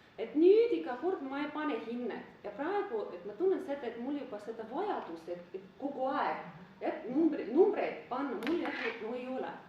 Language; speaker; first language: Estonian; non-native, local second language; Russian